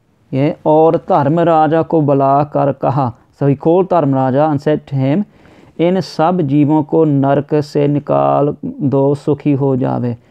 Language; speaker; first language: English; native; English